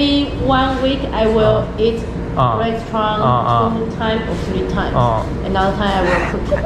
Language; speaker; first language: English; non-native, learner; Chinese